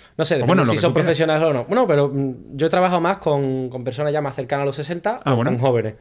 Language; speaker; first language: Spanish; native; Spanish